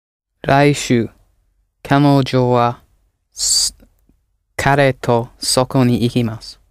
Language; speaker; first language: Japanese; non-native, learner; English